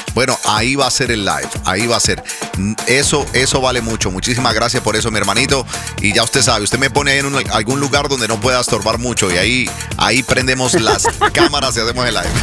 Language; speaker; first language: Spanish; early bilingual, heritage; Spanish